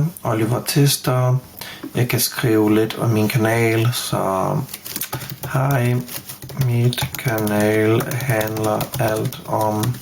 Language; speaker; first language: Danish; non-native, fluent; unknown